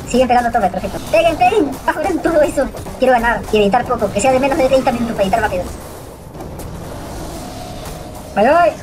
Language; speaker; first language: Spanish; native; Spanish